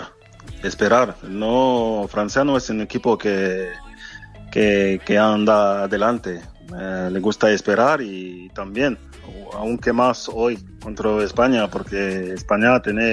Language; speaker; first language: Spanish; non-native, fluent; French